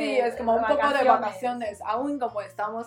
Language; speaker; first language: Spanish; non-native, learner; Chinese